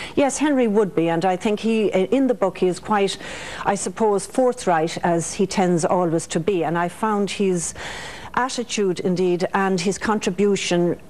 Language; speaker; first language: English; native; English